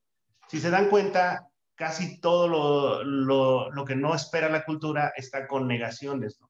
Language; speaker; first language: Spanish; native; Spanish